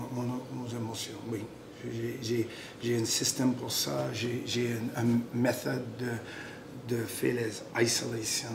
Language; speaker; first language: French; non-native, local second language; English